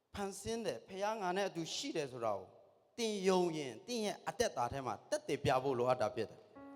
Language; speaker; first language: Burmese; non-native, local second language; Kachin